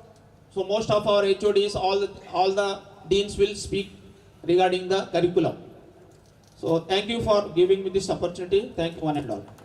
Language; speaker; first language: English; non-native, local second language; Telugu